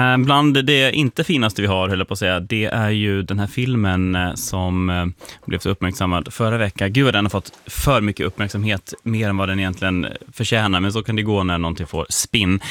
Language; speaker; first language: Swedish; native; Swedish